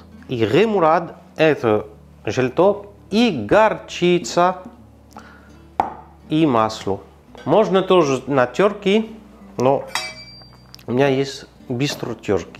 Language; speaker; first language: Russian; non-native, learner; French